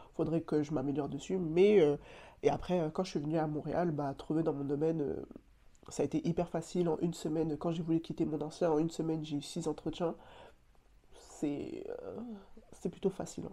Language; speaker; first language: French; native; French